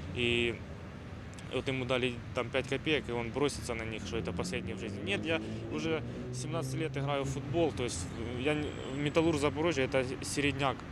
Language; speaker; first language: Russian; native; Russian